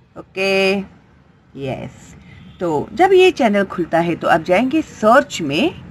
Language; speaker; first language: Hindi; non-native, local second language; Marathi